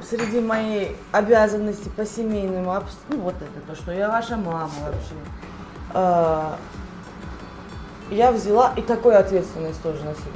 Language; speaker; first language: Russian; non-native, local second language; Uzbek